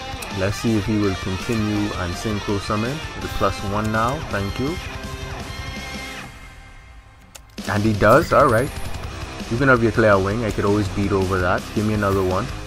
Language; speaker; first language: English; native; English